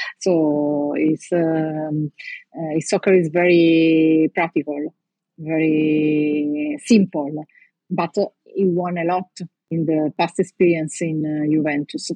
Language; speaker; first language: English; non-native, learner; Italian